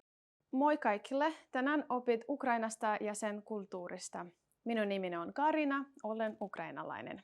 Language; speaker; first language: Finnish; non-native, fluent; Ukrainian